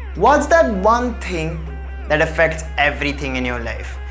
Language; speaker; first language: English; non-native, local second language; Hindi